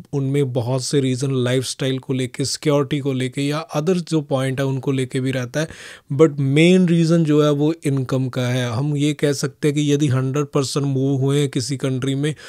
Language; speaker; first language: Hindi; non-native, local second language; Punjabi